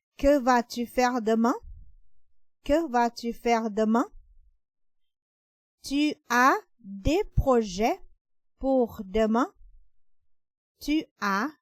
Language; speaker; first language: French; non-native, fluent; Thai